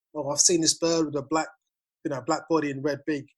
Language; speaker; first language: English; native; English